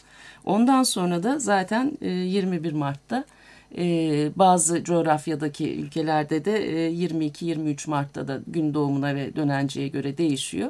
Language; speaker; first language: Turkish; native; Turkish